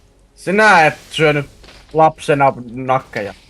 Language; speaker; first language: Finnish; native; Finnish